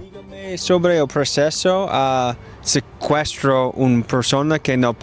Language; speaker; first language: Spanish; non-native, learner; English